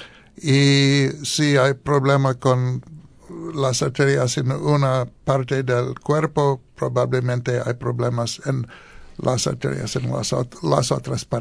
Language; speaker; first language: Spanish; non-native, learner; English